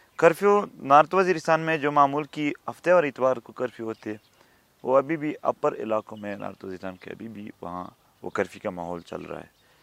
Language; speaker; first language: Urdu; non-native, local second language; Pashto